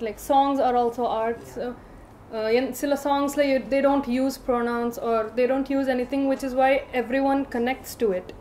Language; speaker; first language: English; early bilingual, other home language; Tamil